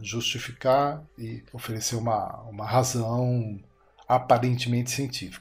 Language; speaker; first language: Portuguese; native; Portuguese